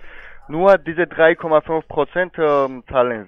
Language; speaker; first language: German; non-native, fluent; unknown